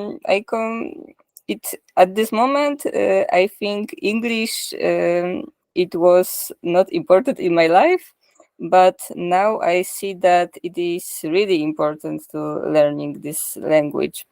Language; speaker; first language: English; non-native, learner; Polish